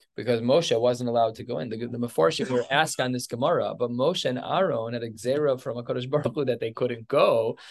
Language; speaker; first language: English; native; English